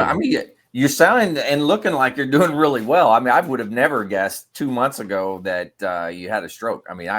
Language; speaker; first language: English; native; English